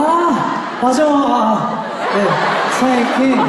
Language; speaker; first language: Japanese; non-native, learner; Korean